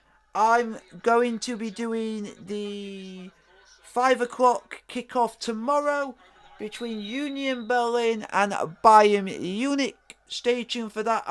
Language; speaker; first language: English; native; English